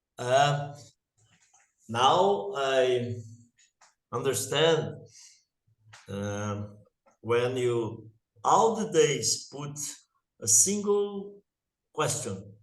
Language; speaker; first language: English; non-native, learner; Portuguese